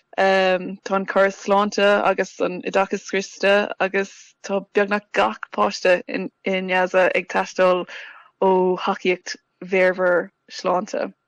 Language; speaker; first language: Irish; non-native, local second language; English